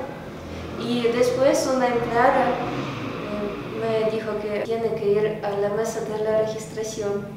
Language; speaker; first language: Spanish; non-native, learner; Ukrainian